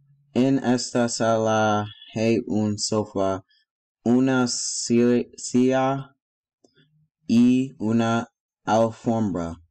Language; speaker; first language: Spanish; non-native, learner; English